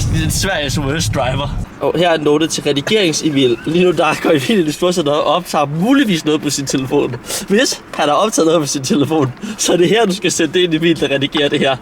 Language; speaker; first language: Danish; native; Danish